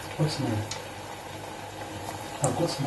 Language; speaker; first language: English; non-native, learner; Arabic